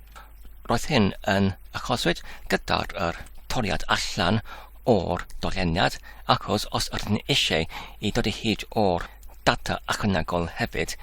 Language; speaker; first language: Welsh; non-native, learner; Polish